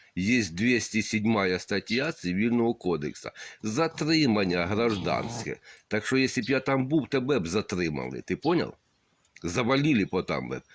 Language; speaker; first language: Ukrainian; non-native, local second language; Russian